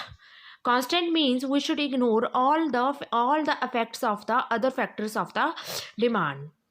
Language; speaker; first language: English; non-native, local second language; Hindi